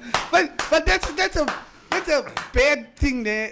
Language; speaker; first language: English; non-native, local second language; Afrikaans